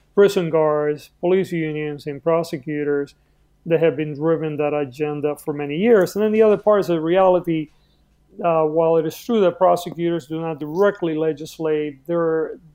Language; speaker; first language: English; early bilingual, other home language; Spanish